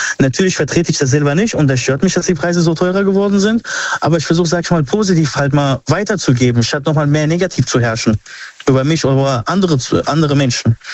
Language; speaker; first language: German; early bilingual, other home language; Arabic